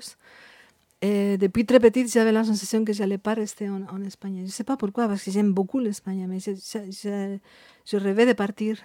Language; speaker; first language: French; non-native, fluent; Spanish